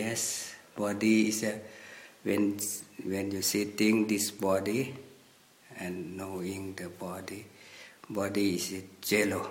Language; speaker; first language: English; non-native, learner; Thai